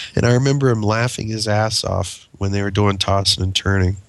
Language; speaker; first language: English; native; English